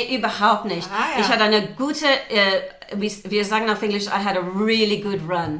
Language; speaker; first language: German; non-native, fluent; English